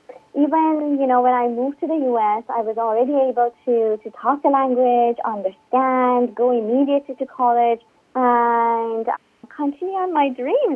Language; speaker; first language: English; non-native, fluent; Persian